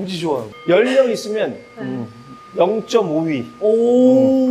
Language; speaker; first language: Korean; non-native, learner; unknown